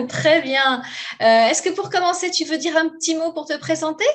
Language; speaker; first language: French; native; French